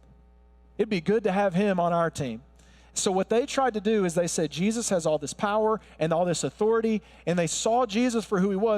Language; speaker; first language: English; native; English